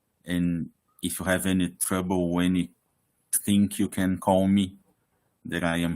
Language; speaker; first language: English; non-native, fluent; Portuguese